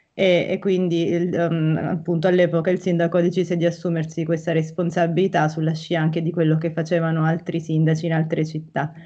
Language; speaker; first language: Italian; native; Italian